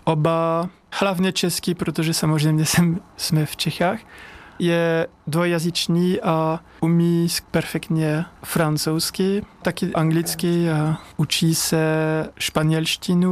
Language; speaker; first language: Czech; non-native, fluent; French